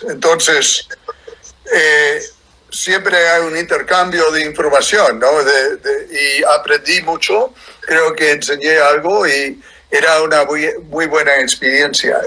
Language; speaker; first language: Spanish; non-native, fluent; English